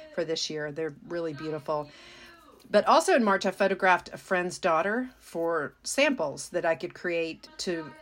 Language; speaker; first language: English; native; English